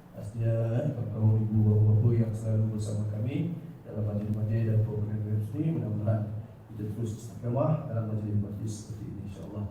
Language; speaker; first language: Malay; native; Malay